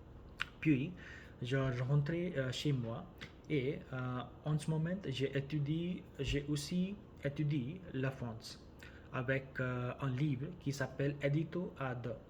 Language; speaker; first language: French; non-native, learner; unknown